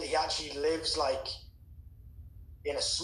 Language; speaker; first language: English; native; English